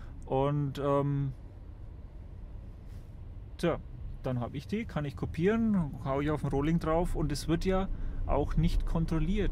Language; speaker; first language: German; native; German